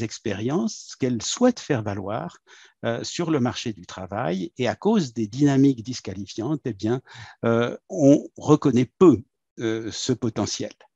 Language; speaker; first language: French; native; French